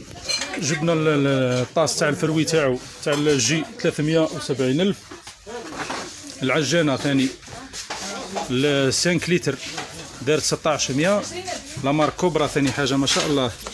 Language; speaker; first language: Arabic; native; Arabic